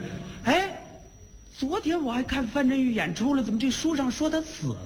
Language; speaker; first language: Chinese; native; Chinese